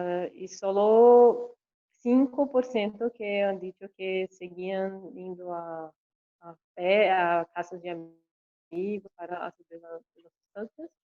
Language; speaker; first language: Spanish; non-native, learner; Portuguese